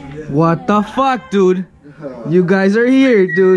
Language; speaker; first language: English; early bilingual, other home language; Spanish